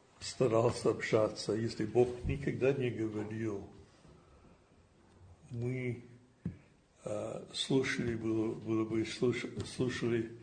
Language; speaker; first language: Russian; non-native, fluent; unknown